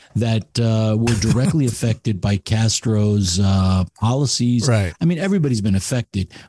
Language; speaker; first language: English; native; English